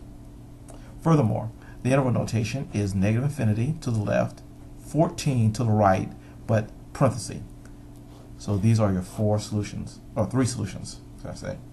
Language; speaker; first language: English; native; English